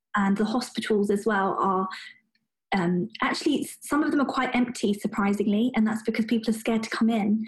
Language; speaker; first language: English; native; English